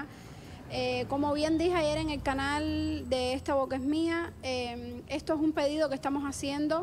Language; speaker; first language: Spanish; native; Spanish